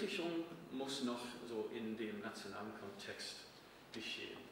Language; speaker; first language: German; non-native, fluent; English